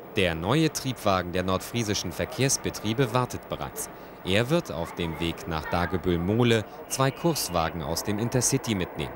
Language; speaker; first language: German; native; German